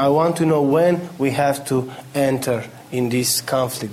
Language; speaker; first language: English; non-native, fluent; Romanian